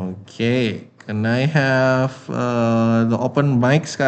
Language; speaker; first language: English; non-native, fluent; Indonesian